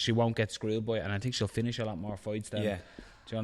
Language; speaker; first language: English; native; English